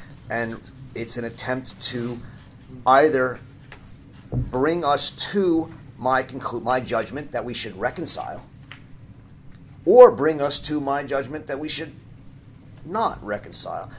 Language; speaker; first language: English; native; English